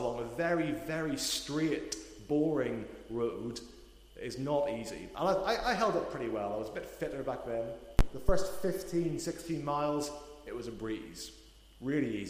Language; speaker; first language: English; native; English